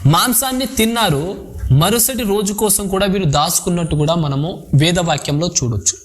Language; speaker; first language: Telugu; non-native, local second language; Lambadi